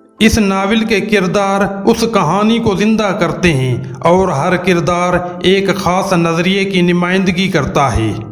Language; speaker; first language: Urdu; non-native, local second language; Sindhi